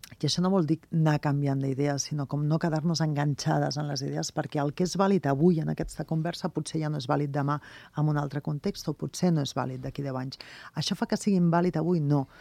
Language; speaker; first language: Catalan; non-native, local second language; Spanish